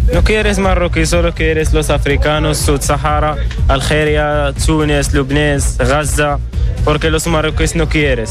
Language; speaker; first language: Spanish; non-native, learner; Arabic